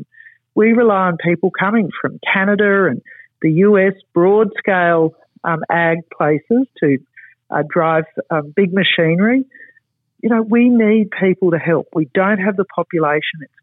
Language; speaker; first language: English; native; English